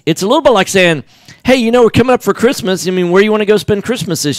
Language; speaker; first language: English; native; English